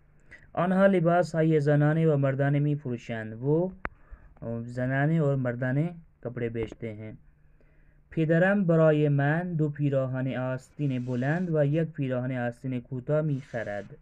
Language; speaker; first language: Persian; non-native, fluent; Urdu